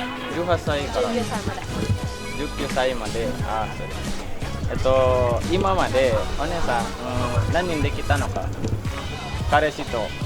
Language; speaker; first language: Japanese; non-native, learner; Indonesian